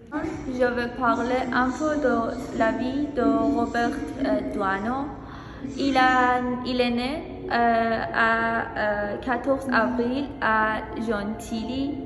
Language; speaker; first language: French; non-native, learner; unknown